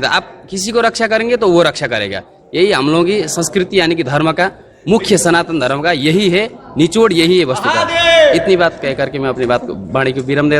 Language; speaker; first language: Hindi; native; Hindi